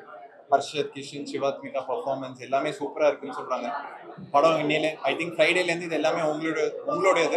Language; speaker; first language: Tamil; native; Tamil